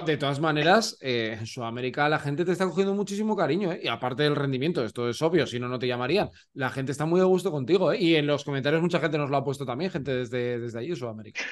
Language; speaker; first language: Spanish; native; Spanish